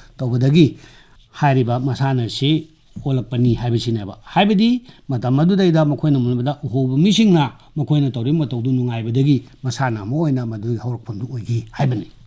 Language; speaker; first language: Manipuri; native; Manipuri